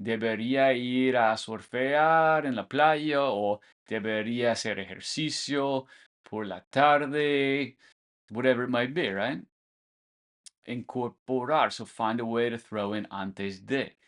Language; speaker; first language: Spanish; non-native, fluent; English